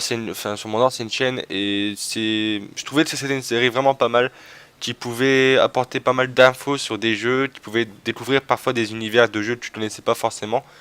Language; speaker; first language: French; native; French